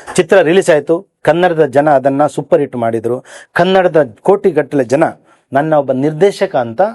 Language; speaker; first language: Kannada; native; Kannada